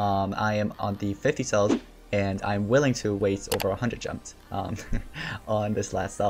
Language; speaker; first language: English; native; English